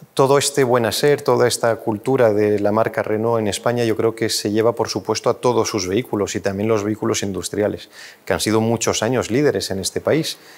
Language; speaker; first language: Spanish; non-native, fluent; French